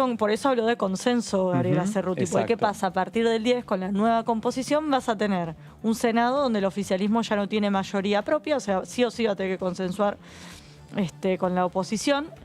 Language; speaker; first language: Spanish; native; Spanish